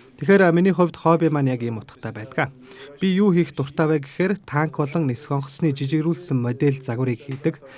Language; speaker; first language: Mongolian; non-native, fluent; Turkish